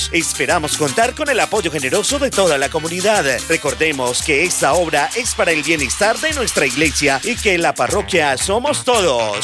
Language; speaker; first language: Spanish; native; Spanish